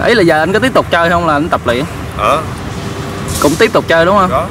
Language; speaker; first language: Vietnamese; native; Vietnamese